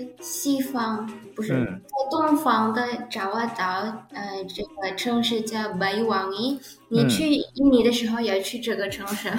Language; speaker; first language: Chinese; early bilingual, heritage; Indonesian